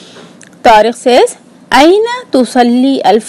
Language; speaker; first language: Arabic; non-native, fluent; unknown